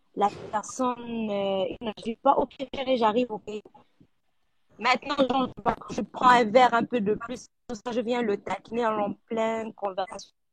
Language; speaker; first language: French; non-native, local second language; Arabic